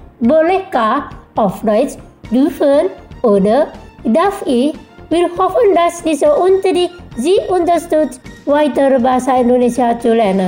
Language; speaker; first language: German; non-native, fluent; Indonesian